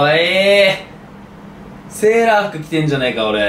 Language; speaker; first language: Japanese; native; Japanese